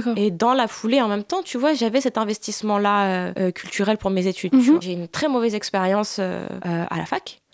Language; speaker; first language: French; native; French